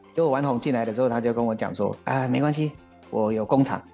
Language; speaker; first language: Chinese; native; Chinese